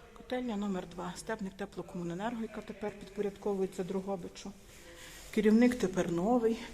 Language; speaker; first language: Ukrainian; native; Ukrainian